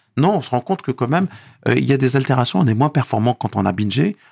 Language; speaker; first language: French; non-native, local second language; Arabic